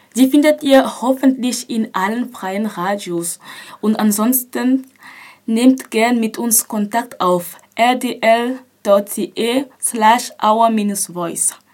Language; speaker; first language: German; non-native, fluent; French